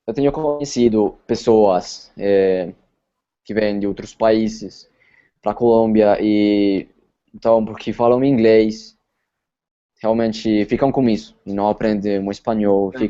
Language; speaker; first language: Portuguese; non-native, fluent; Spanish